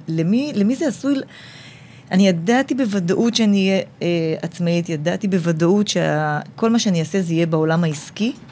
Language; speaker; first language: Hebrew; native; Hebrew